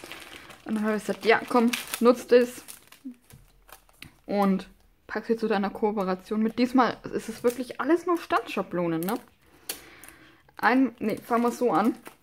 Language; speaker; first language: German; non-native, fluent; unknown